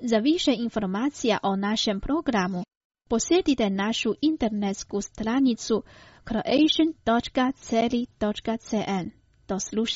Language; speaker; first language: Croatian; non-native, fluent; Chinese